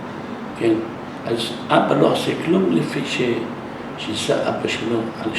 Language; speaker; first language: Hebrew; non-native, local second language; Arabic